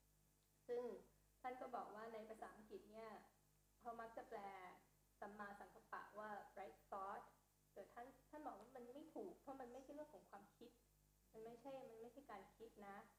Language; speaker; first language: Thai; native; Thai